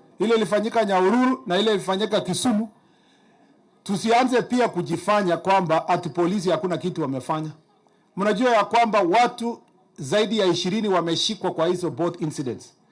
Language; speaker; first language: Swahili; non-native, local second language; Kalenjin